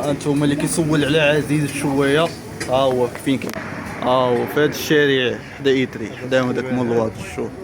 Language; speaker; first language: Arabic; native; Arabic